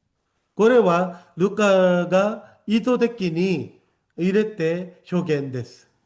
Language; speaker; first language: Japanese; non-native, fluent; Korean